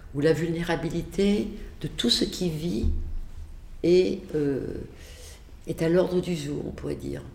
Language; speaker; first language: French; native; French